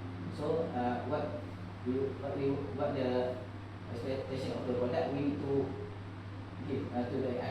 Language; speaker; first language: English; non-native, learner; Malay